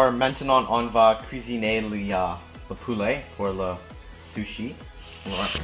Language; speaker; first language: French; non-native, learner; English